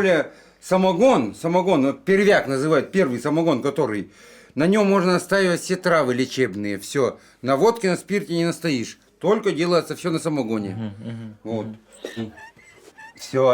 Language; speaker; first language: Russian; native; Russian